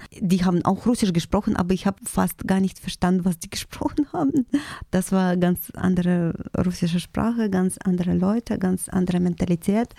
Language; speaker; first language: German; non-native, fluent; Russian